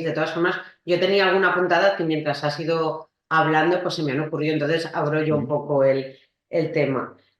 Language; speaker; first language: Spanish; native; Spanish